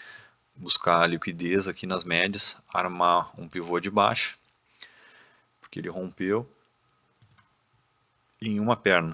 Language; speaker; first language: Portuguese; native; Portuguese